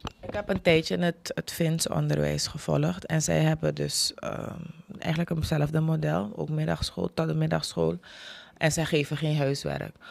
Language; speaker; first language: Dutch; native; Dutch